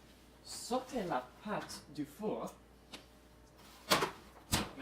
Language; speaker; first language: French; non-native, learner; English